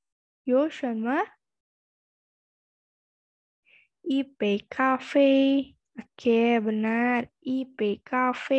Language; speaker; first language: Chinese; non-native, fluent; Indonesian